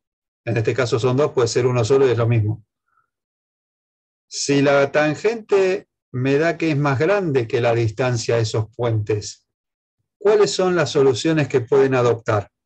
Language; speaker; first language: Spanish; native; Spanish